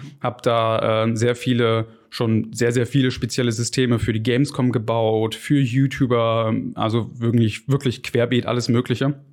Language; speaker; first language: German; native; German